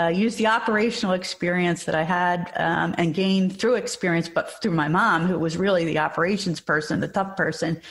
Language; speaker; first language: English; native; English